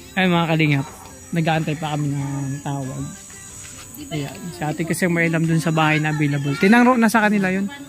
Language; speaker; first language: Filipino; native; Filipino